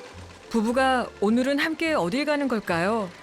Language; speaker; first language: Korean; native; Korean